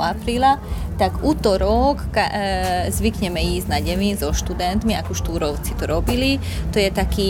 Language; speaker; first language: Slovak; non-native, local second language; Hungarian